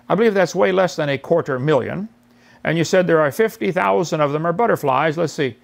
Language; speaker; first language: English; native; English